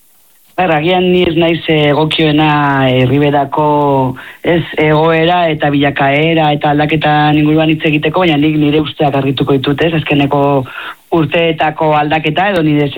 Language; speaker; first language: Basque; non-native, local second language; Spanish